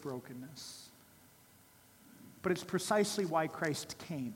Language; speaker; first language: English; native; English